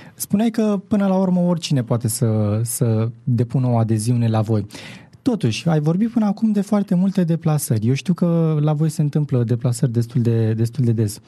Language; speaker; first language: Romanian; native; Romanian